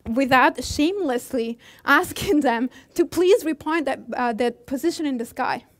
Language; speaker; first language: English; non-native, fluent; Italian